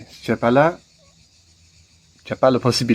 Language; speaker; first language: French; non-native, learner; English